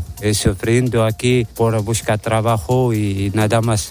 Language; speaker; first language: Spanish; non-native, learner; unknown